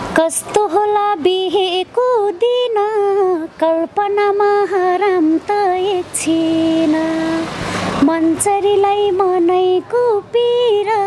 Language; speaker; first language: Nepali; non-native, local second language; Eastern Tamang